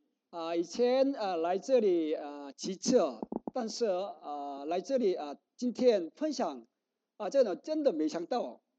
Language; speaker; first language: Chinese; non-native, learner; Korean